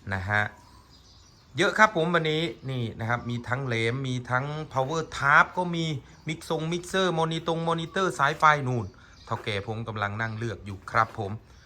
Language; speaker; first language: Thai; non-native, local second language; Northern Khmer